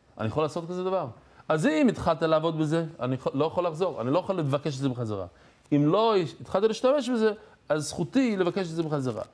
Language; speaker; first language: Hebrew; non-native, fluent; English